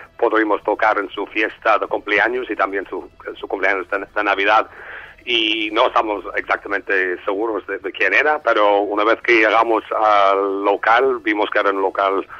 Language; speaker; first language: Spanish; non-native, fluent; English